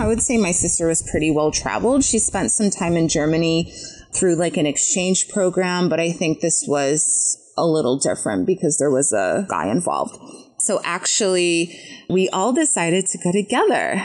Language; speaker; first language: English; early bilingual, other home language; Polish